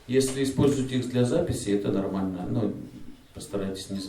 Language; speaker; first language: Russian; native; Russian